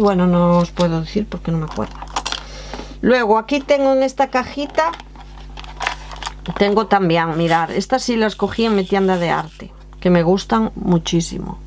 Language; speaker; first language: Spanish; native; Spanish